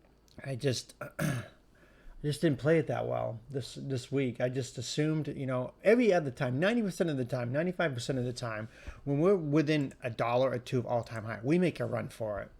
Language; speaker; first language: English; native; English